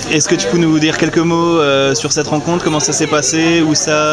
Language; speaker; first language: French; native; French